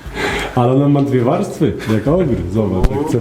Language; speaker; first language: Polish; native; Polish